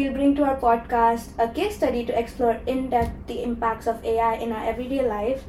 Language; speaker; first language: English; non-native, local second language; Tamil